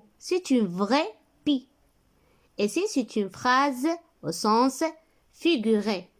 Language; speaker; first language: French; non-native, local second language; Arabic